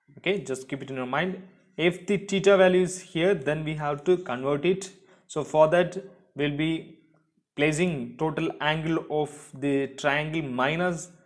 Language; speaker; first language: English; non-native, local second language; Tamil